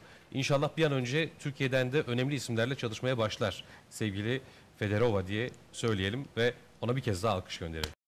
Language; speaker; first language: Turkish; native; Turkish